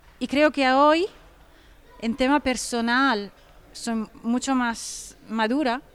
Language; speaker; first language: Spanish; non-native, fluent; Italian